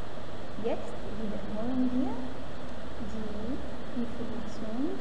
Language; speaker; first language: German; non-native, fluent; Arabic